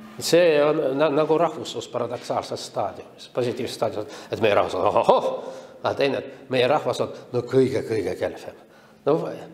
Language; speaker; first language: Estonian; non-native, local second language; Russian